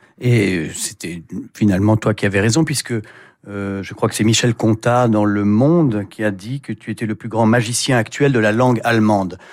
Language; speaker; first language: French; native; French